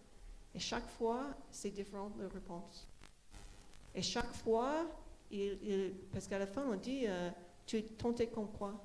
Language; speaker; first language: French; non-native, fluent; English